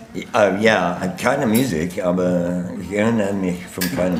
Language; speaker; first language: German; non-native, learner; English